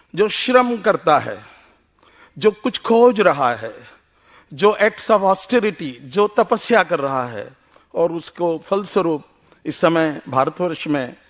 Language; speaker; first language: Hindi; non-native, local second language; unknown